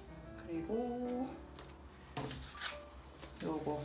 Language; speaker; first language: Korean; native; Korean